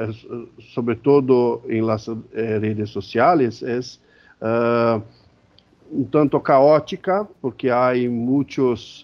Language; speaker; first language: Portuguese; non-native, fluent; Spanish